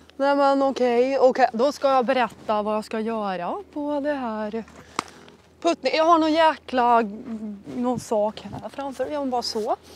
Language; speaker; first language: Swedish; native; Swedish